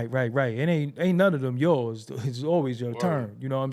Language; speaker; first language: English; native; English